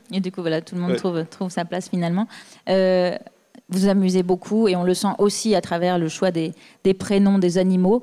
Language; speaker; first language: French; native; French